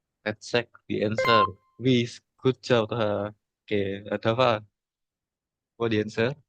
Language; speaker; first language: English; non-native, learner; Indonesian